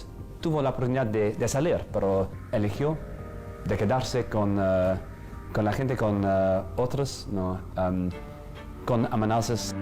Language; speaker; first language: Spanish; non-native, fluent; English